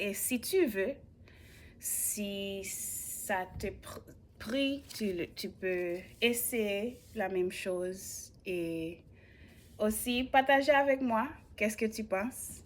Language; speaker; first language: French; non-native, learner; English